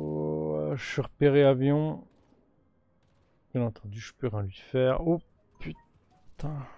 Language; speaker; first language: French; native; French